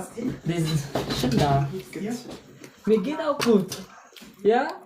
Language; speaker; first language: German; non-native, learner; Cebuano